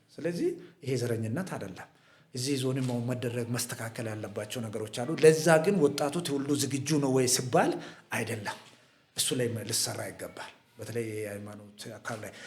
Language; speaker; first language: Amharic; non-native, local second language; Hadiyya